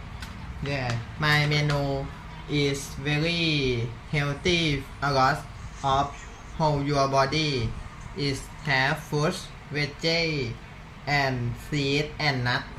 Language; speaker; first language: English; non-native, learner; Thai